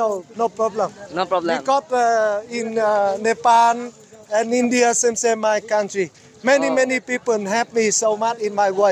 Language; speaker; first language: English; non-native, learner; Vietnamese